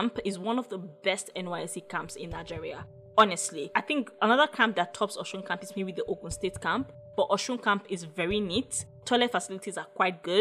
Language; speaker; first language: English; non-native, local second language; Yoruba